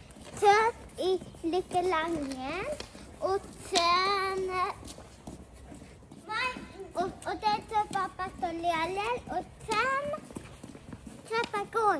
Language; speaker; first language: Swedish; early bilingual, other home language; Mongolian